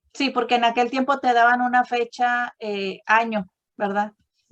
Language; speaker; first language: Spanish; native; Spanish